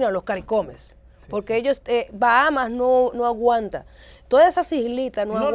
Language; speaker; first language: Spanish; native; Spanish